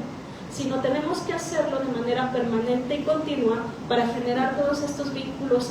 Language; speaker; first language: Spanish; native; Spanish